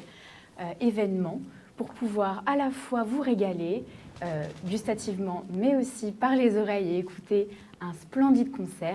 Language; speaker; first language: French; native; French